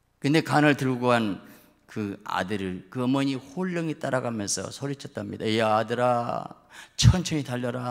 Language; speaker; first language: Korean; native; Korean